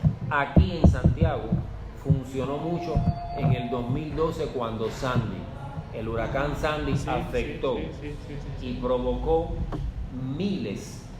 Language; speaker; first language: Spanish; native; Spanish